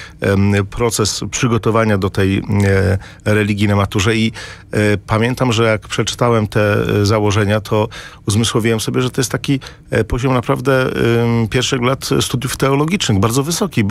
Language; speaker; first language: Polish; native; Polish